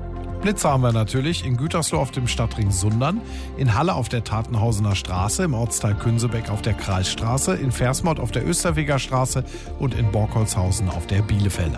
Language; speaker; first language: German; native; German